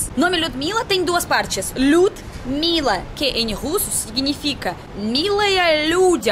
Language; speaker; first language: Portuguese; non-native, fluent; Russian